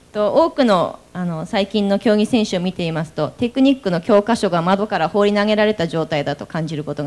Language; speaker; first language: Japanese; native; Japanese